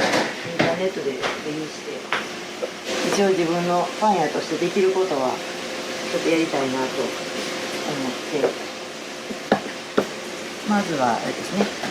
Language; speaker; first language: Japanese; native; Japanese